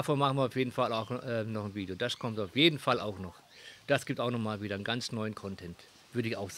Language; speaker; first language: German; native; German